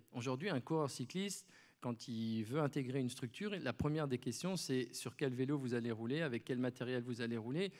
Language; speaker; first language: French; native; French